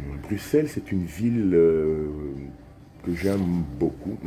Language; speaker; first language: French; non-native, local second language; Lingala